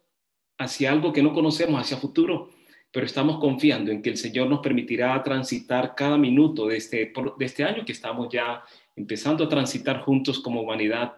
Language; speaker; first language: Spanish; native; Spanish